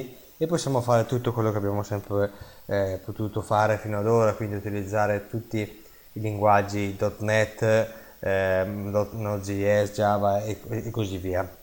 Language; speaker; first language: Italian; native; Italian